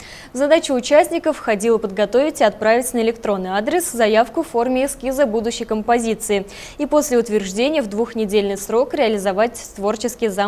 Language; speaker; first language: Russian; native; Russian